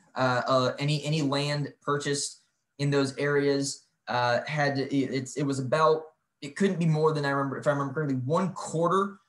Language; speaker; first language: English; native; English